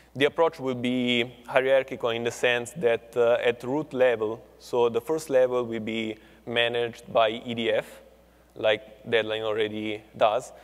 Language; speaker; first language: English; non-native, fluent; Italian